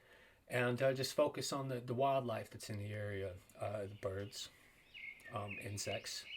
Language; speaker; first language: English; native; English